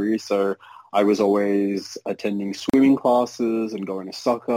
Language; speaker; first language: English; native; English